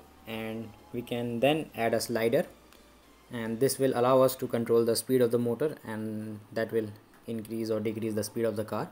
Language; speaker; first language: English; non-native, local second language; Hindi